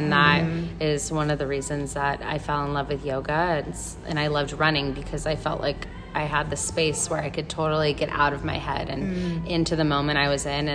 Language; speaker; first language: English; native; English